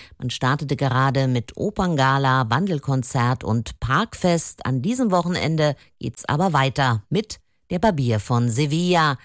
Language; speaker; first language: German; native; German